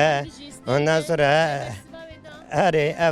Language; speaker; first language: Turkish; non-native, local second language; Kurdish